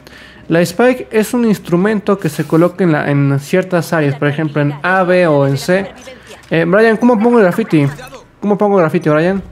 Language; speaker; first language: Spanish; native; Spanish